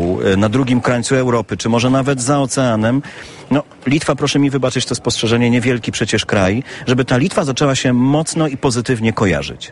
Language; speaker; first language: Polish; native; Polish